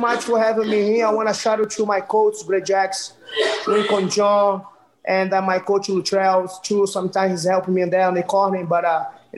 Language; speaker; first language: English; non-native, learner; Portuguese